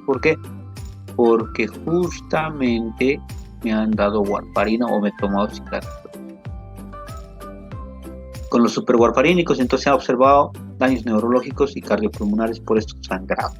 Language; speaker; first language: Spanish; native; Spanish